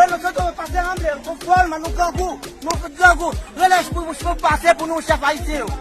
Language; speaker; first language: Portuguese; non-native, learner; Haitian Creole